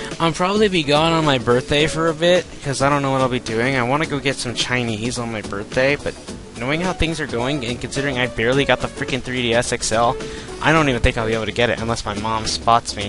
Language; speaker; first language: English; native; English